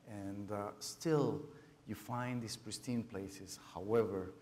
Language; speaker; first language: English; non-native, fluent; Spanish